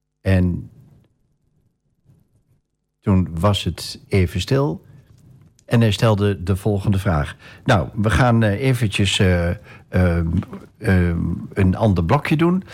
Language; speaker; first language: Dutch; native; Dutch